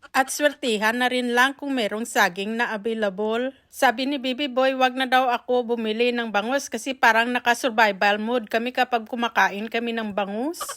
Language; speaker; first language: Filipino; non-native, local second language; Hiligaynon